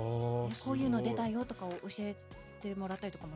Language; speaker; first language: Japanese; native; Japanese